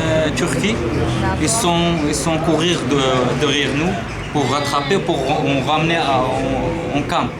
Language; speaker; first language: French; non-native, learner; Arabic